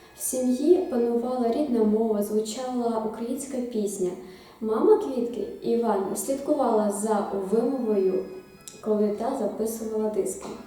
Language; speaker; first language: Ukrainian; native; Ukrainian